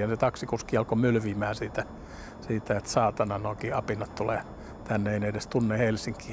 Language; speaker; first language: Finnish; native; Finnish